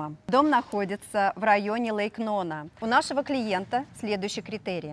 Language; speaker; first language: Russian; native; Russian